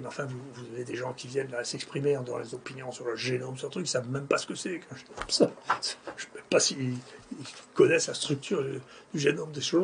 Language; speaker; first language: French; native; French